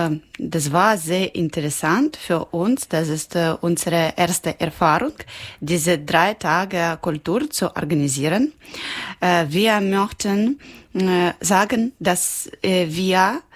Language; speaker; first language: German; non-native, learner; Ukrainian